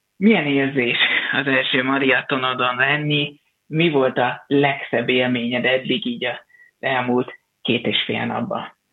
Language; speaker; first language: Hungarian; native; Hungarian